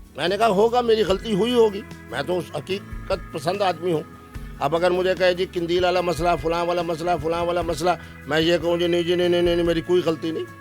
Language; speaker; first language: Urdu; non-native, local second language; Saraiki